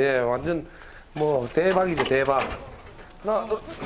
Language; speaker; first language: Korean; native; Korean